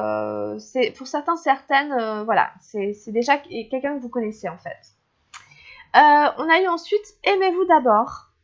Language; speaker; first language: French; native; French